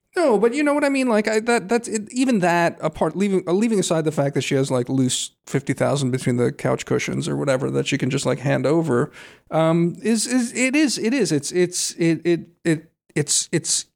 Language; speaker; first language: English; native; English